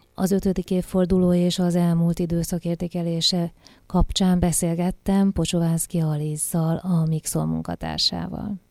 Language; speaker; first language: Hungarian; native; Hungarian